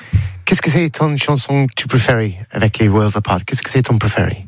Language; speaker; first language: French; non-native, learner; English